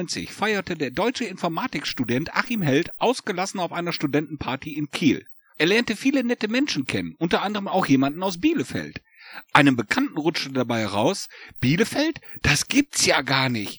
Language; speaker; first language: German; native; German